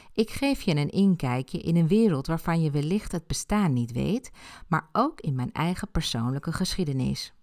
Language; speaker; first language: Dutch; early bilingual, other home language; Spanish